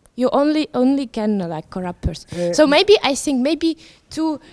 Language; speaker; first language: English; non-native, fluent; Ukrainian